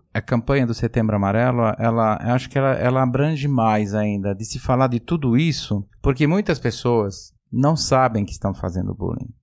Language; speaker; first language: Portuguese; native; Portuguese